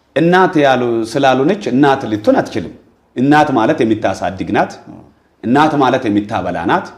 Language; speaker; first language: Amharic; non-native, local second language; Oromo